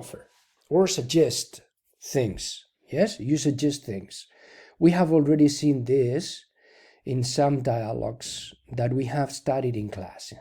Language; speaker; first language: English; non-native, fluent; Spanish